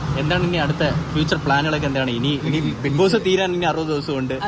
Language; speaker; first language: Malayalam; native; Malayalam